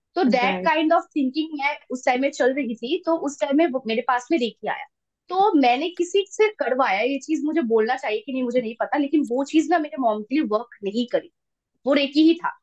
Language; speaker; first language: Hindi; non-native, local second language; Bangla